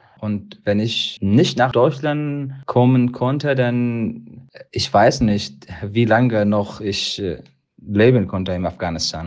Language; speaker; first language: German; non-native, learner; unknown